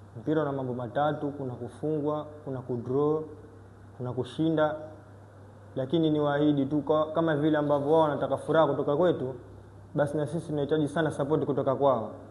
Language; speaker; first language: Swahili; native; Swahili